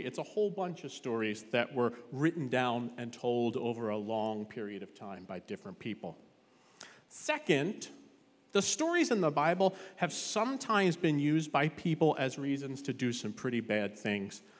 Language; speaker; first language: English; native; English